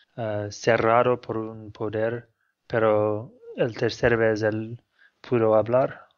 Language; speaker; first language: Spanish; non-native, fluent; English